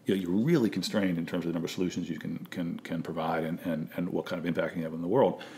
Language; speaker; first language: English; native; English